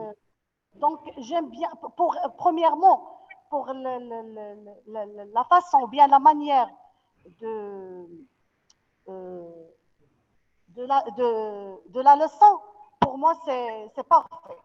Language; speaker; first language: French; non-native, local second language; Arabic